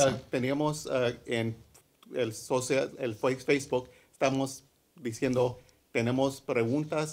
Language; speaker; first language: Spanish; early bilingual, heritage; English